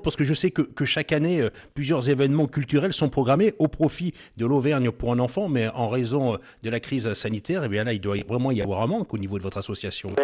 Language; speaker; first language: French; native; French